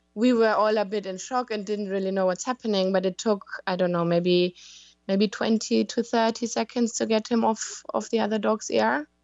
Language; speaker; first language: English; non-native, fluent; German